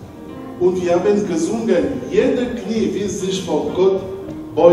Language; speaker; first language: German; non-native, learner; French